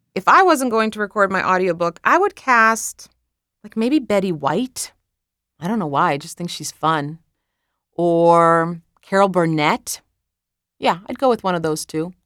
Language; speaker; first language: English; non-native, fluent; Croatian